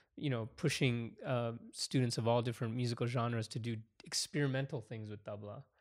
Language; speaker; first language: English; early bilingual, other home language; Hindi